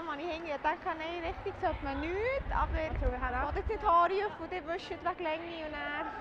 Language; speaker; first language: German; native; German